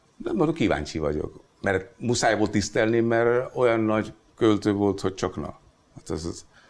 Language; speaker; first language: Hungarian; non-native, fluent; Hindi